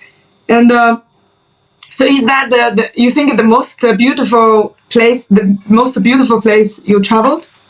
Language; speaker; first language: English; non-native, fluent; Chinese